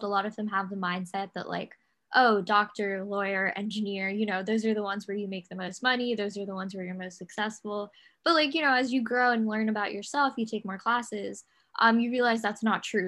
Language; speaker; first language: English; native; English